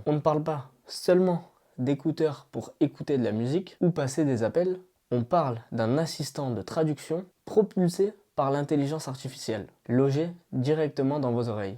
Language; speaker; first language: French; native; French